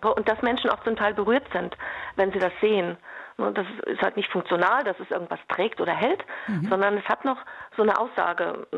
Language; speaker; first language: German; native; German